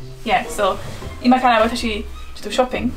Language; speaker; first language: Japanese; non-native, learner; English